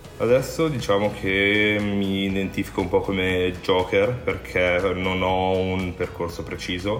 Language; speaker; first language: Italian; early bilingual, other home language; Romanian